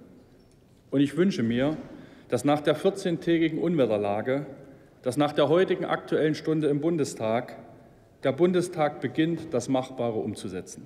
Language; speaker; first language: German; native; German